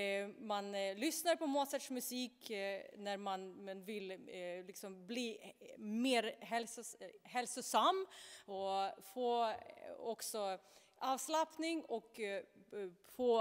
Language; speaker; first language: Swedish; non-native, fluent; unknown